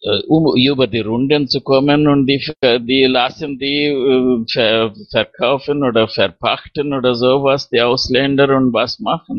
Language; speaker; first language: German; non-native, fluent; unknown